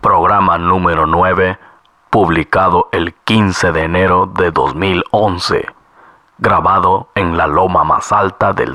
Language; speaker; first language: Spanish; native; Spanish